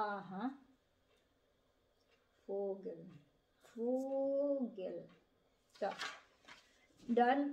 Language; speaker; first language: German; non-native, learner; Filipino